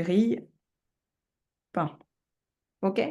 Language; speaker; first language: French; native; French